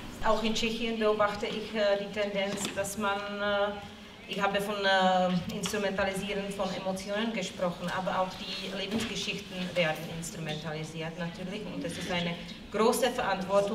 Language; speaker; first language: German; non-native, fluent; Czech